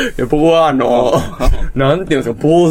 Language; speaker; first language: Japanese; native; Japanese